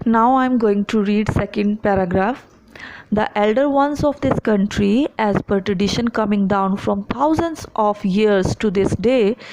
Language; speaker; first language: English; non-native, local second language; Punjabi